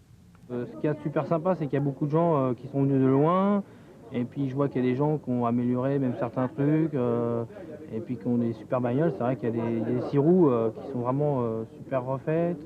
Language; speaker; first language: French; native; French